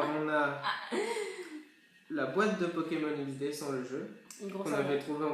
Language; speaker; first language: French; native; French